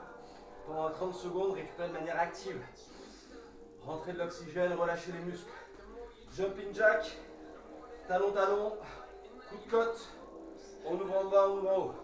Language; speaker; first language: French; native; French